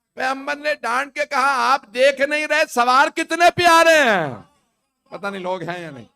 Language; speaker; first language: Urdu; native; Urdu